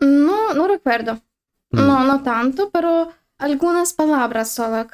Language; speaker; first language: Spanish; non-native, learner; Ukrainian